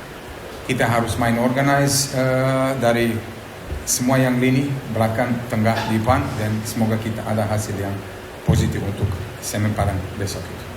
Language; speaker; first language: Indonesian; non-native, fluent; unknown